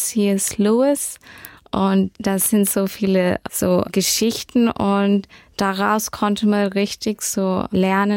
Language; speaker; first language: German; early bilingual, heritage; German